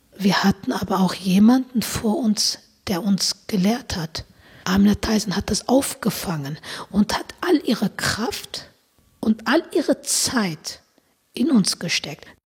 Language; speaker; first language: German; non-native, fluent; Turkish